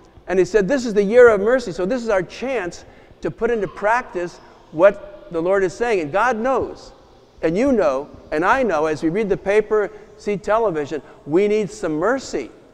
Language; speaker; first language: English; native; English